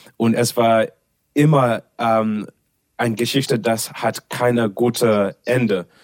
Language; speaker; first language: German; non-native, learner; English